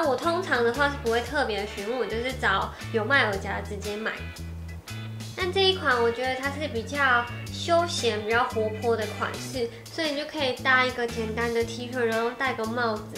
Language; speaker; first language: Chinese; native; Chinese